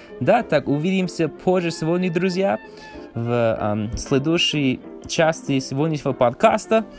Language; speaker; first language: Russian; non-native, learner; English